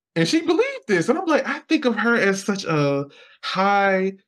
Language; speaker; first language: English; native; English